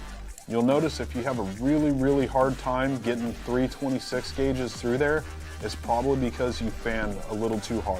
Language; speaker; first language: English; native; English